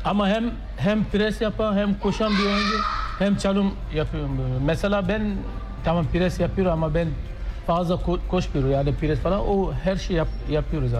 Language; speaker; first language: Turkish; non-native, learner; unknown